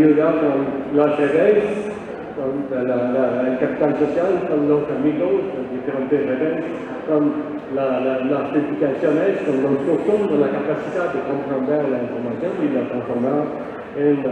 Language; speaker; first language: Spanish; non-native, learner; French